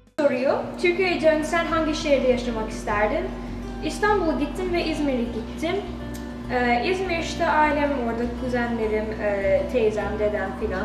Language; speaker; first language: Turkish; early bilingual, heritage; Turkish